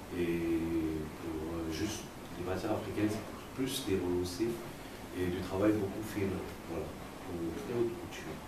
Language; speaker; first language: French; native; French